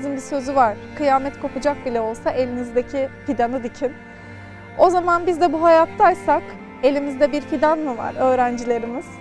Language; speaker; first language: Turkish; native; Turkish